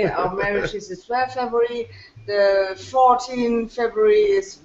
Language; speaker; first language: English; non-native, learner; French